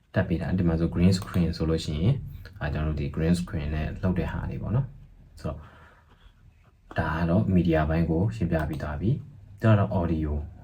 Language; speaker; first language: Burmese; native; Burmese